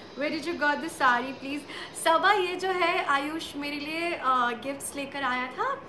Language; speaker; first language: Urdu; native; Urdu